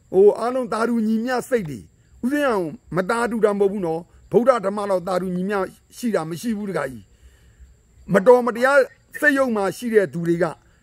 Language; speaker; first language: Burmese; native; Burmese